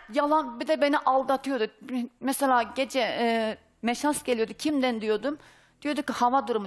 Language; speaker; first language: Turkish; native; Turkish